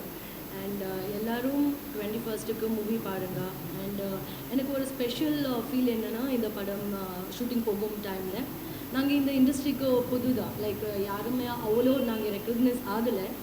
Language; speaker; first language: Tamil; non-native, learner; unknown